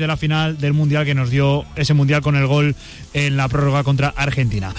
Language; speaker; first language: Spanish; native; Spanish